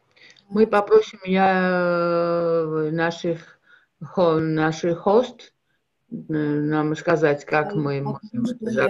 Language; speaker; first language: Russian; non-native, local second language; Georgian